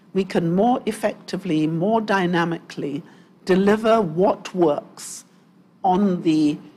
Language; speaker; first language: English; native; English